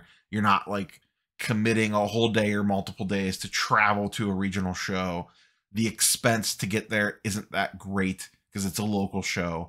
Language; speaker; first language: English; native; English